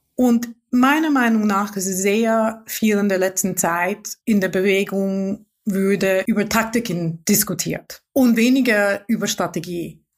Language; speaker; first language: German; non-native, fluent; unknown